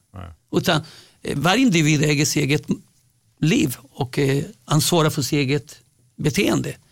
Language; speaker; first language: Swedish; non-native, fluent; Spanish